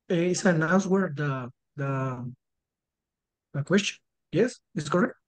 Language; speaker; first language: English; non-native, learner; Spanish